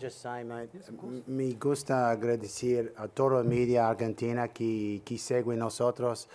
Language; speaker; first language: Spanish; non-native, learner; English